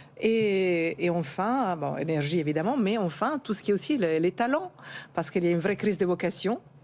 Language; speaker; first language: French; native; French